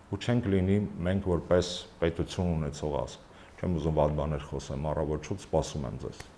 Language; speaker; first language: Armenian; native; Armenian